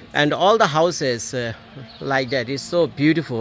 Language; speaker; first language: English; non-native, local second language; Bangla